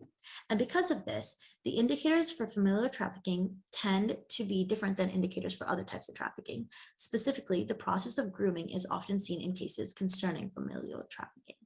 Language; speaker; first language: English; native; English